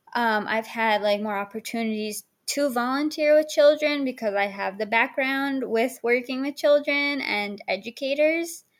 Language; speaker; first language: English; native; English